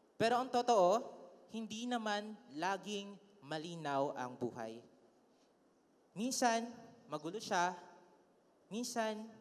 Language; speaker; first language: Filipino; non-native, local second language; Hiligaynon